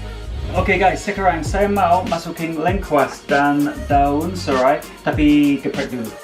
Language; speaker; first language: Indonesian; non-native, fluent; English